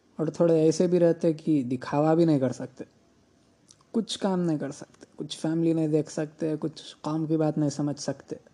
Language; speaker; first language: Urdu; native; Urdu